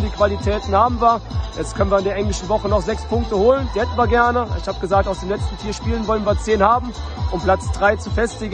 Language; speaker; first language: German; native; German